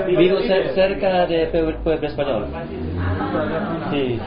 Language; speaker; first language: Spanish; non-native, learner; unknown